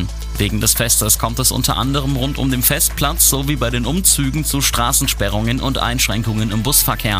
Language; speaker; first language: German; native; German